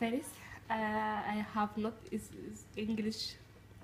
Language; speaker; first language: English; non-native, learner; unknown